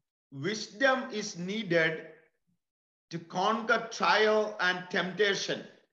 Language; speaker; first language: English; non-native, local second language; Malayalam